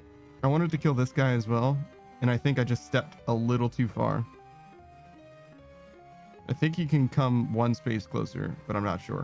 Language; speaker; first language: English; native; English